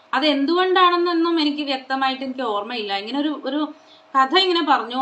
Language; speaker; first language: Malayalam; non-native, local second language; Konkani